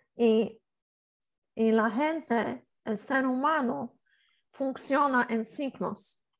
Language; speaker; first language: Spanish; non-native, fluent; Polish